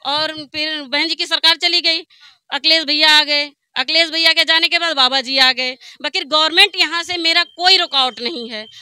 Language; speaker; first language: Hindi; native; Hindi